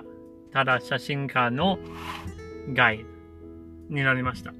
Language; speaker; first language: Japanese; non-native, learner; English